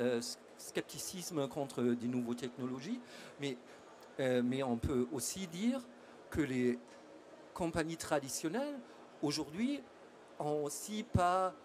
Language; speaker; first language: French; non-native, fluent; German